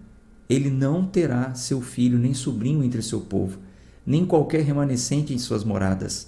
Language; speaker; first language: Portuguese; native; Portuguese